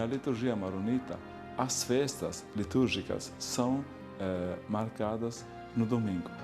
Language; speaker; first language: Portuguese; non-native, fluent; Arabic